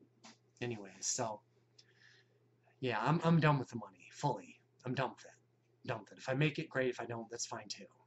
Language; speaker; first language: English; native; English